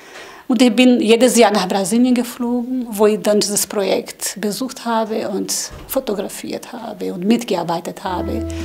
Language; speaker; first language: German; non-native, learner; Portuguese